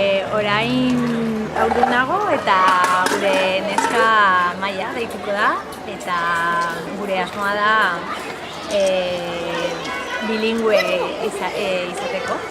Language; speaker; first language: Basque; non-native, learner; Spanish